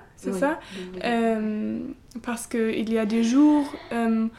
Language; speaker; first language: French; non-native, fluent; German